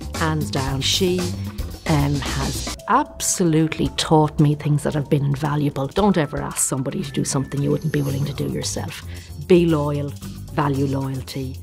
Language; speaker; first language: English; native; English